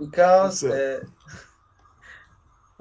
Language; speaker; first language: English; non-native, learner; Turkish